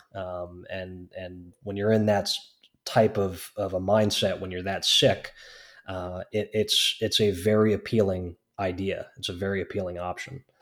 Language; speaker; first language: English; native; English